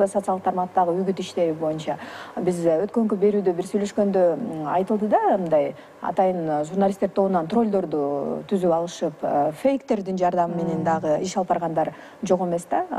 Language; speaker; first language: Kyrgyz; native; Kyrgyz